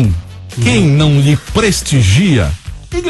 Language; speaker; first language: Portuguese; native; Portuguese